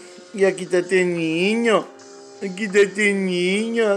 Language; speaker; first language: Spanish; native; Spanish